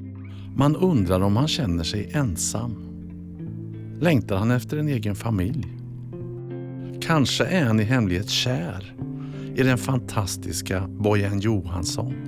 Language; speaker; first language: Swedish; native; Swedish